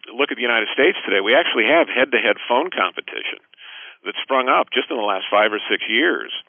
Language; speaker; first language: English; native; English